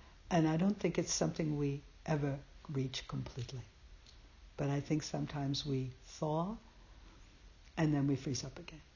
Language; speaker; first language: English; native; English